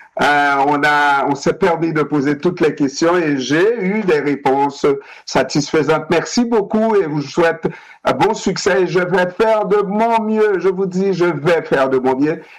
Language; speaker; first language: French; non-native, local second language; Haitian Creole